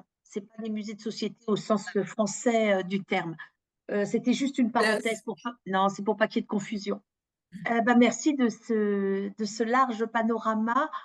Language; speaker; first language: French; native; French